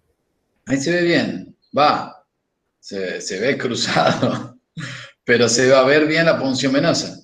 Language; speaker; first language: Spanish; native; Spanish